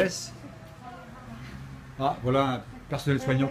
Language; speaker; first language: French; native; French